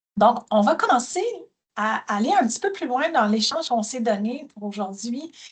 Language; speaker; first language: French; native; French